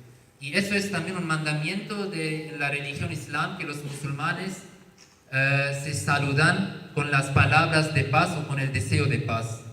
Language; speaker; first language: Spanish; non-native, learner; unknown